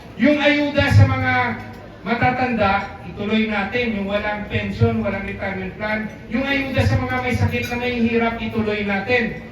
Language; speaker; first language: Filipino; non-native, local second language; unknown